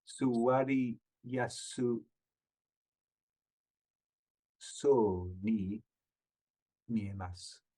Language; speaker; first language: Japanese; non-native, learner; English